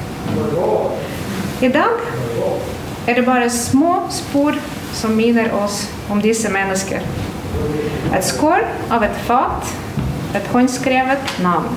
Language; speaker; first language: Norwegian; non-native, fluent; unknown